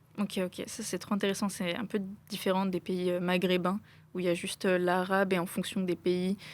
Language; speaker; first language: French; native; French